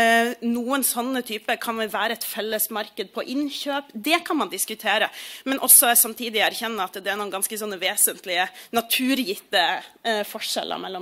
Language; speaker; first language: Norwegian; native; Norwegian